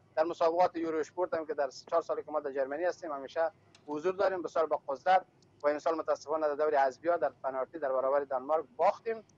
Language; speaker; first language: Persian; native; Persian